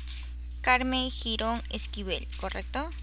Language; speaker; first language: Spanish; native; Spanish